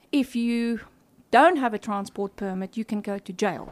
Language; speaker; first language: English; non-native, local second language; Afrikaans